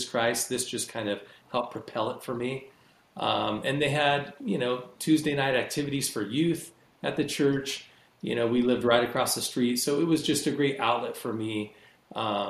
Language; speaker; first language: English; native; English